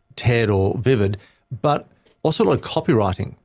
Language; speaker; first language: English; native; English